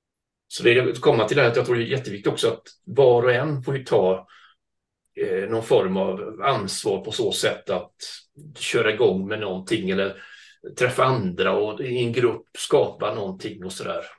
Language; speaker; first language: Swedish; native; Swedish